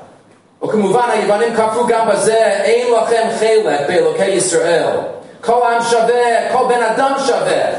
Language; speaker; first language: Hebrew; non-native, fluent; English